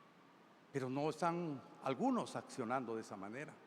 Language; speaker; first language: Spanish; native; Spanish